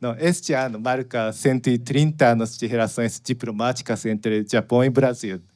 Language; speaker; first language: Portuguese; non-native, learner; Japanese